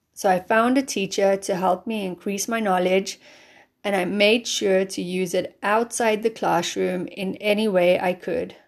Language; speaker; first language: English; native; English